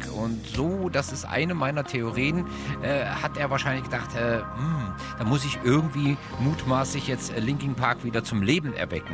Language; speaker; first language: German; native; German